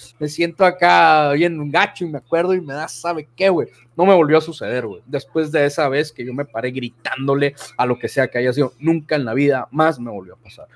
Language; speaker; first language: Spanish; native; Spanish